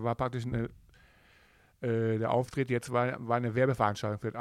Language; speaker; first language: German; native; German